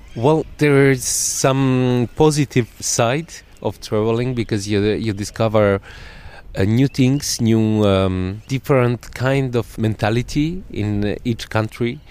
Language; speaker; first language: English; non-native, fluent; Serbian